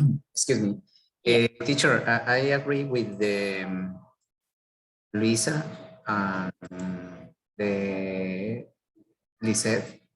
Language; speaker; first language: English; non-native, learner; Spanish